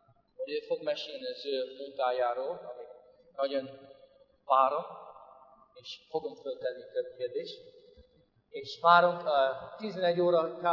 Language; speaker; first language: Hungarian; non-native, fluent; English